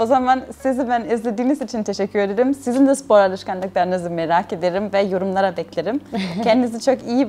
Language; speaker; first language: Turkish; non-native, fluent; German